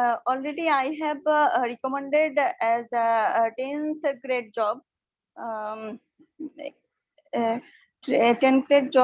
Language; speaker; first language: English; non-native, learner; Bangla